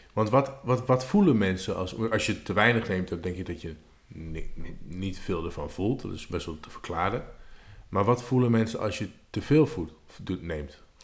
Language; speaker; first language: Dutch; native; Dutch